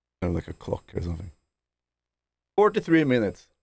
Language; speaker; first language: English; non-native, fluent; Norwegian